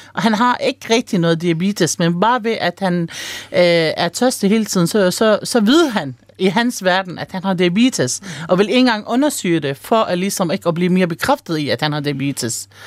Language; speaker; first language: Danish; early bilingual, other home language; Arabic